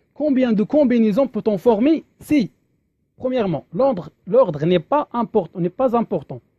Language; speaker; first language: French; non-native, local second language; Arabic